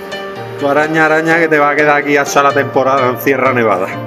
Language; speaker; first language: Spanish; native; Spanish